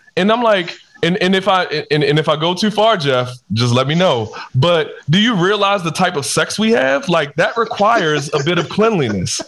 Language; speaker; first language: English; native; English